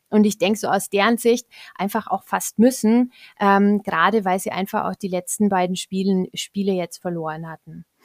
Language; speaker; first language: German; native; German